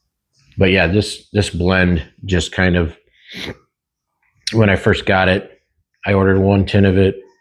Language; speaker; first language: English; native; English